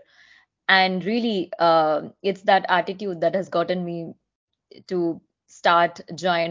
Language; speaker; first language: English; non-native, local second language; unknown